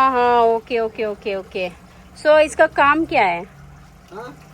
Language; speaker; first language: Hindi; non-native, local second language; Telugu